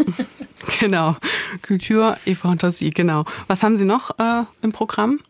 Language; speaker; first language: German; native; German